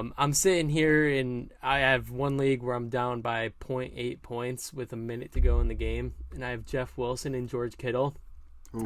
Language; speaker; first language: English; native; English